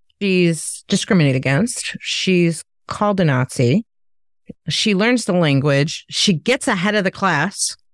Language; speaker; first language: English; native; English